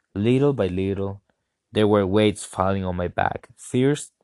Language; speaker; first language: English; non-native, fluent; Spanish